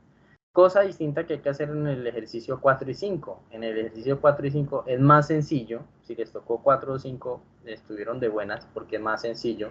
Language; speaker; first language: Spanish; native; Spanish